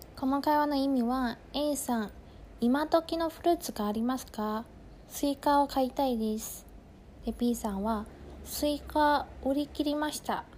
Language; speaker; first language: Japanese; non-native, fluent; Chinese